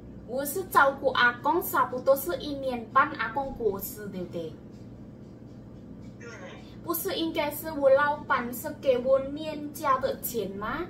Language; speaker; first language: Chinese; non-native, learner; Javanese